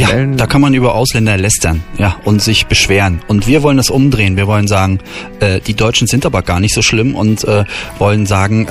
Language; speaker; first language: German; native; German